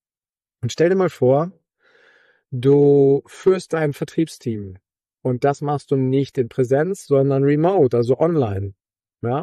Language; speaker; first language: German; native; German